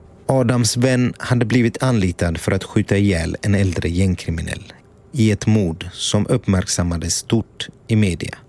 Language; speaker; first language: Swedish; native; Swedish